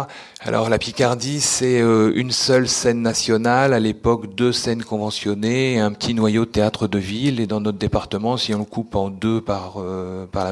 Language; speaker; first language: French; native; French